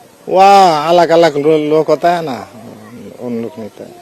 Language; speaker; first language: Hindi; non-native, learner; Bangla